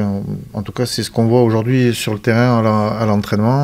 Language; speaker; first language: French; native; French